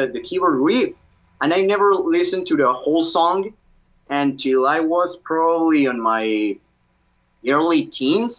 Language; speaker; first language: English; non-native, fluent; Spanish